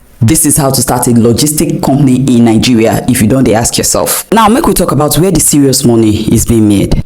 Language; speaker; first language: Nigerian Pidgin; non-native, local second language; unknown